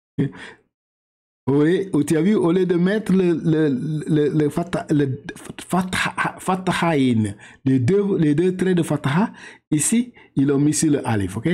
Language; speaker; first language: French; non-native, local second language; Wolof